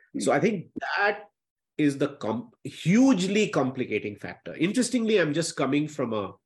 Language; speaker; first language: English; non-native, local second language; Hindi